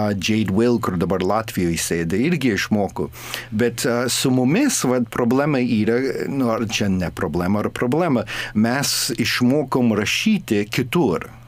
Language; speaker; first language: Lithuanian; early bilingual, heritage; English